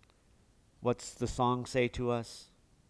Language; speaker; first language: English; native; English